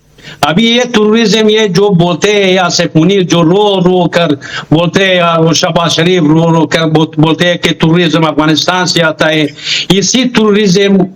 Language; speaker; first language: Hindi; non-native, learner; Pashto